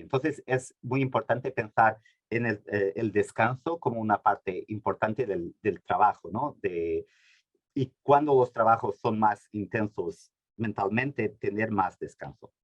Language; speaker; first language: Spanish; non-native, fluent; Portuguese